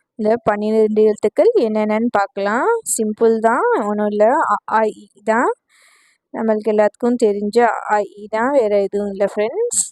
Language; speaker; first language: Tamil; non-native, local second language; Urdu